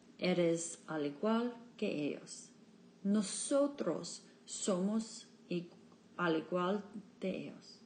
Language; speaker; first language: Spanish; non-native, learner; English